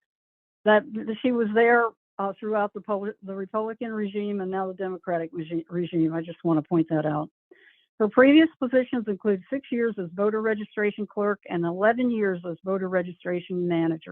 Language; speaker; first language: English; native; English